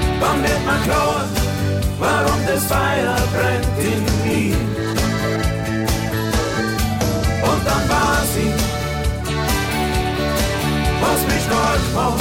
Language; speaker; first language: English; non-native, fluent; German